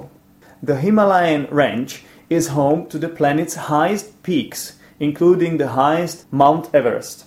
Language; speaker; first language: English; non-native, fluent; Czech